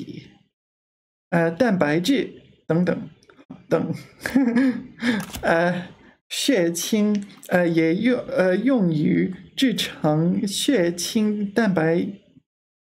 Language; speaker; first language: Chinese; non-native, learner; English